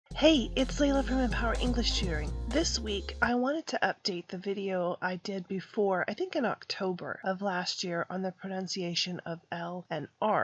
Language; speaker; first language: English; native; English